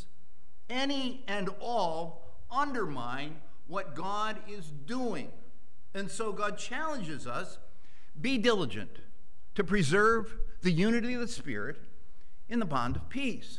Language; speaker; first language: English; native; English